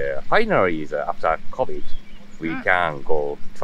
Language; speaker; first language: English; non-native, learner; Japanese